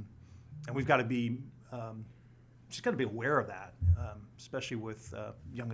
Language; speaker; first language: English; native; English